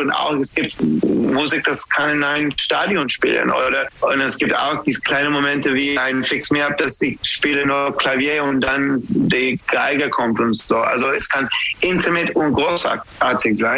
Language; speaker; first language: German; non-native, fluent; English